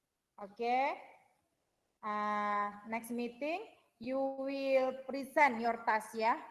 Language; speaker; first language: English; non-native, learner; Indonesian